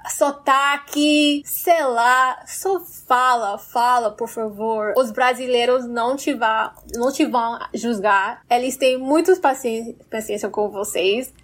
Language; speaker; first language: Portuguese; non-native, fluent; English